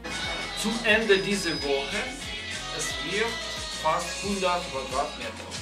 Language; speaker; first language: German; non-native, learner; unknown